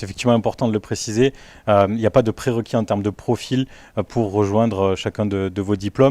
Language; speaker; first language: French; native; French